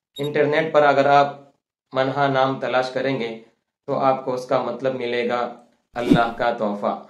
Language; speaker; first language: Urdu; non-native, local second language; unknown